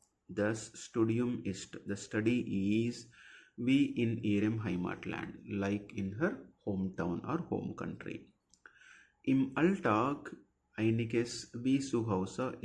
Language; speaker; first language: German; non-native, fluent; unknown